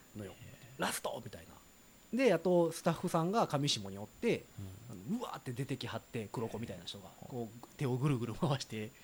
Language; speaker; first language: Japanese; native; Japanese